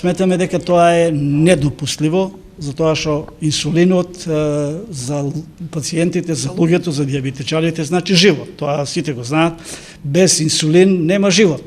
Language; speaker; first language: Macedonian; native; Macedonian